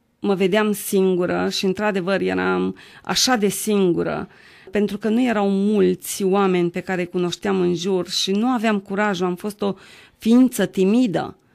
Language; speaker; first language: Romanian; native; Romanian